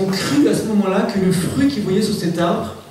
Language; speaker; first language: French; native; French